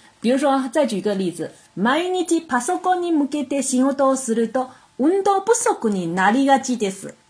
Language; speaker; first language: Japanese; non-native, fluent; Chinese